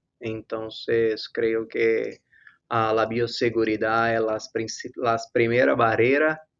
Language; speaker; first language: Spanish; non-native, fluent; Portuguese